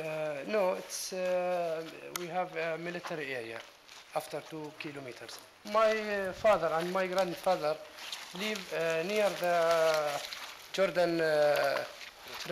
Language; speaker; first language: English; non-native, learner; Arabic